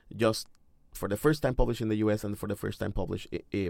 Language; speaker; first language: English; non-native, fluent; Spanish